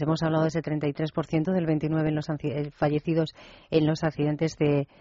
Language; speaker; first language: Spanish; native; Spanish